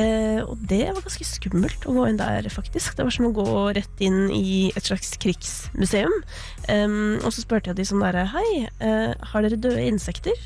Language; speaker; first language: Norwegian; native; Norwegian